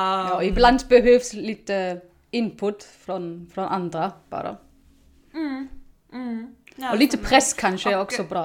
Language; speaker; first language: Swedish; non-native, fluent; German